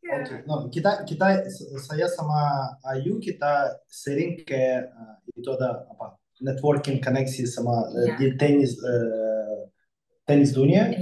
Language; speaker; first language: Indonesian; non-native, fluent; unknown